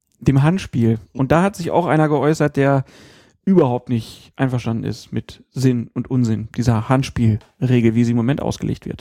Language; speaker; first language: German; non-native, fluent; French